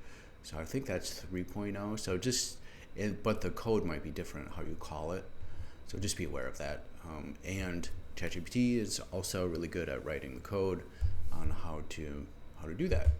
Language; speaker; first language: English; native; English